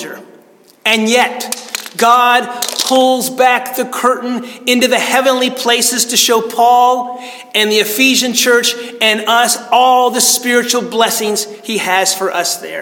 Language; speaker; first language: English; native; English